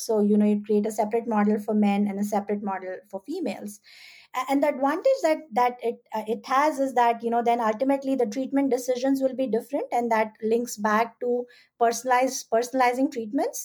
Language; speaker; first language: English; non-native, local second language; Hindi